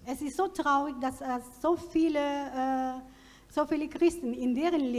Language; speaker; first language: German; non-native, fluent; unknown